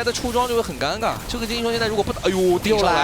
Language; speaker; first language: Chinese; native; Chinese